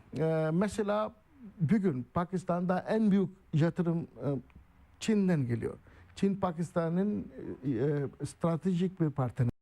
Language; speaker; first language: Turkish; non-native, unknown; Urdu